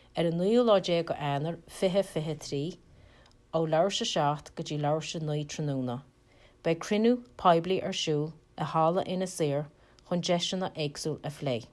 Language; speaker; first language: Irish; native; Irish